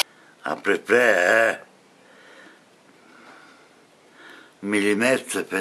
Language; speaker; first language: French; non-native, learner; Italian